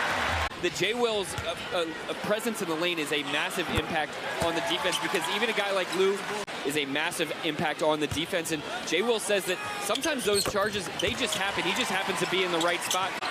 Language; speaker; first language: English; native; English